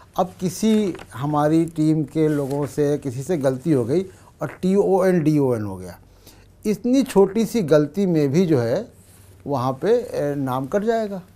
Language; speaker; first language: Hindi; native; Hindi